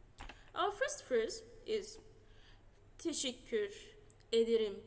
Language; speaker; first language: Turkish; non-native, fluent; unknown